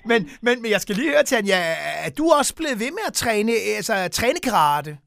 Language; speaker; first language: Danish; native; Danish